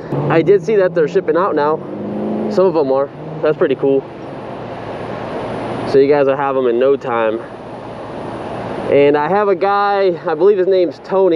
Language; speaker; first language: English; native; English